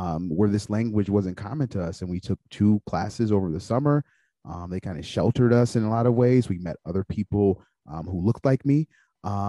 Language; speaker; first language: English; native; English